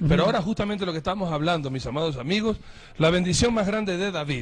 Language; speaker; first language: Spanish; native; Spanish